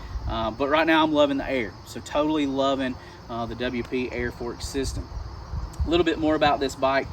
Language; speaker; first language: English; native; English